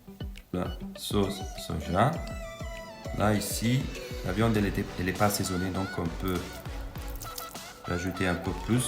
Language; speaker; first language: French; non-native, fluent; Italian